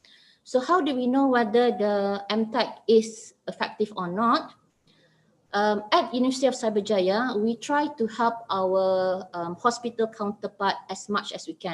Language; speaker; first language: English; non-native, local second language; Malay